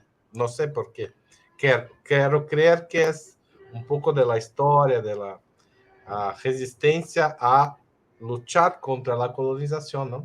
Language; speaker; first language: Spanish; non-native, fluent; Portuguese